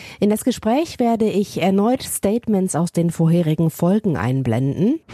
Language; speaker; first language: German; native; German